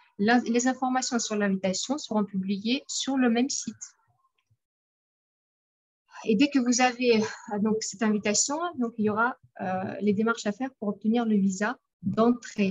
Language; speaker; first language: French; non-native, fluent; Russian